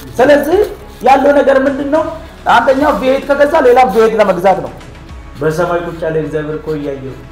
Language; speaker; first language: Amharic; non-native, local second language; Oromo